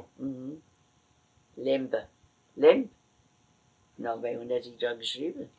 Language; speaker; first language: German; native; German